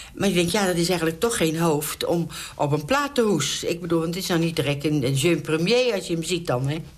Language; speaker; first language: Dutch; native; Dutch